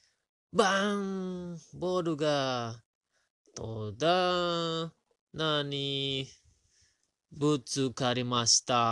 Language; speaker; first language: Japanese; non-native, learner; Indonesian